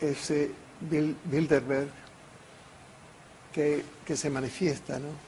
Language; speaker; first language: Spanish; non-native, fluent; English